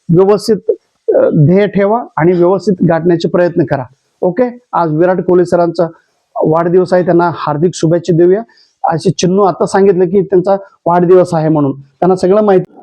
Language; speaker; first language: Marathi; non-native, local second language; Kannada